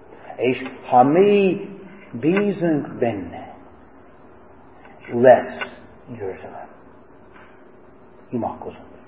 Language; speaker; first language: Hungarian; non-native, fluent; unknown